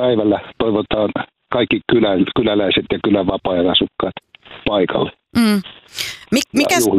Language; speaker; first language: Finnish; native; Finnish